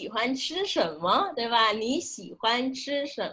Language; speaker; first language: Chinese; non-native, fluent; Indonesian